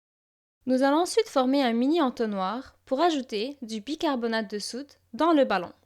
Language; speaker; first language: French; native; French